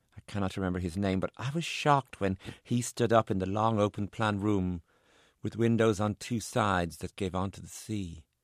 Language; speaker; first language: English; native; English